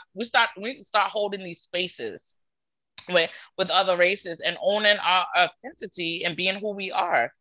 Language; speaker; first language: English; native; English